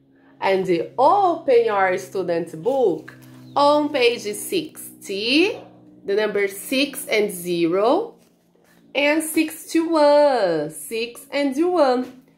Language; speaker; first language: English; non-native, learner; Portuguese